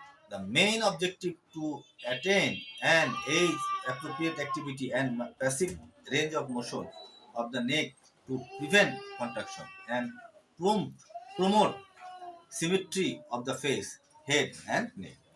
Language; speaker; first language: English; non-native, local second language; Bangla